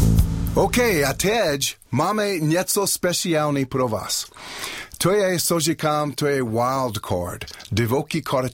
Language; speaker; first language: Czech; non-native, learner; English